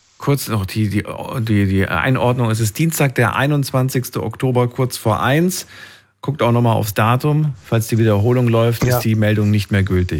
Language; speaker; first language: German; native; German